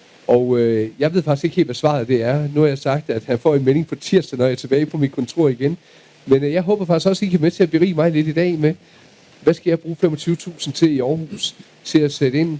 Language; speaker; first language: Danish; native; Danish